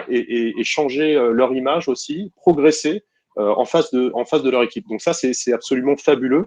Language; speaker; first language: French; native; French